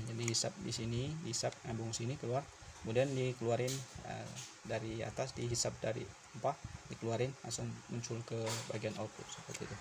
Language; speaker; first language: Indonesian; native; Indonesian